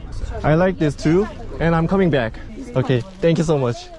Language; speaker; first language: English; non-native, learner; Korean